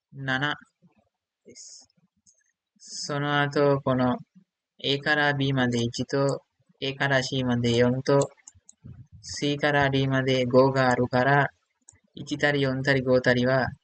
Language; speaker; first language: Japanese; non-native, learner; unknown